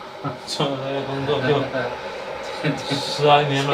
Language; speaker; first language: Chinese; native; Chinese